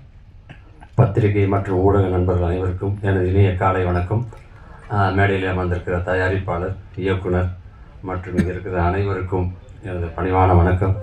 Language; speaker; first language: Tamil; native; Tamil